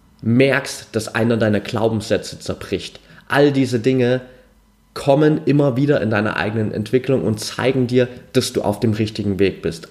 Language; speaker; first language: German; native; German